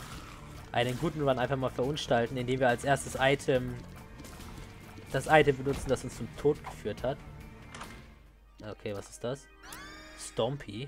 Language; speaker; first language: German; native; German